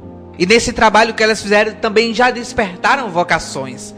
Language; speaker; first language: Portuguese; native; Portuguese